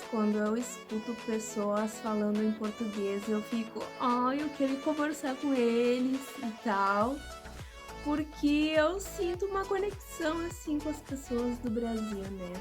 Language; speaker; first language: Portuguese; early bilingual, other home language; Spanish